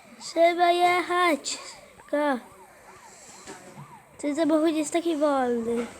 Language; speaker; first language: Polish; native; Polish